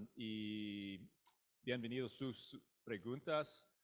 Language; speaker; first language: Spanish; non-native, learner; English